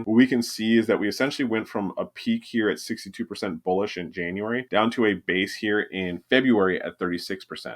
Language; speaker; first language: English; native; English